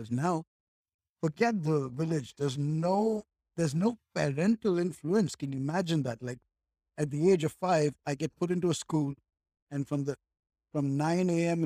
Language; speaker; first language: English; native; English